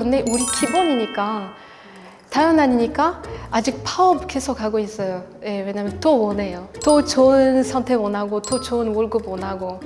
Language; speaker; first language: Korean; non-native, learner; French